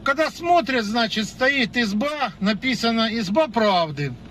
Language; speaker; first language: Russian; non-native, local second language; Ukrainian